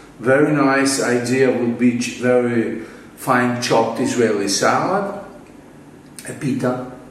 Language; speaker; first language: English; non-native, fluent; Hebrew